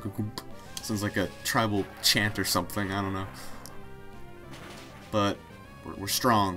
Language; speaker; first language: English; native; English